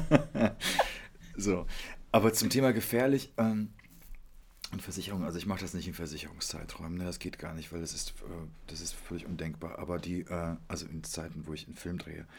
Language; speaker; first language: German; early bilingual, other home language; Polish